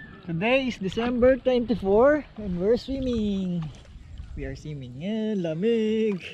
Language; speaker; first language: English; non-native, local second language; Filipino